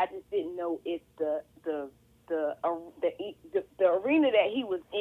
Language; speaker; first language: English; native; English